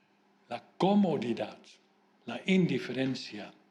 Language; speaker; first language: Spanish; non-native, fluent; Dutch